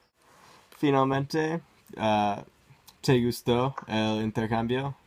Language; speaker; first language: Spanish; non-native, learner; English